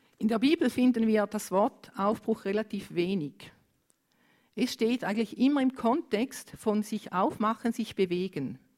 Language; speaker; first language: German; non-native, fluent; Romanian